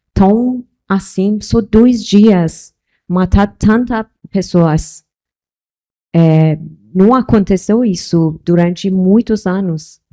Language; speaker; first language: Portuguese; non-native, local second language; Persian